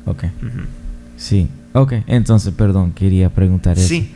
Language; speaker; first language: Spanish; non-native, fluent; English